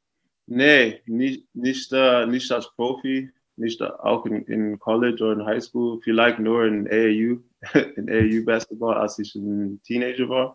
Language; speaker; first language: German; non-native, fluent; English